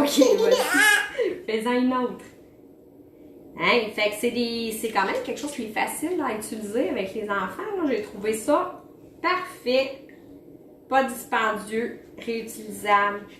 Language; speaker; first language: French; native; French